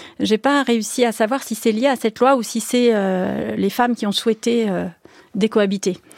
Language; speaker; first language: French; native; French